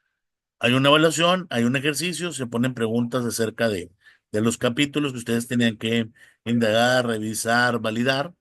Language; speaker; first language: Spanish; native; Spanish